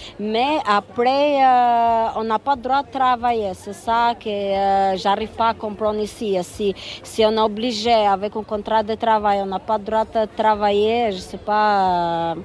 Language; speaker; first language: French; non-native, fluent; Albanian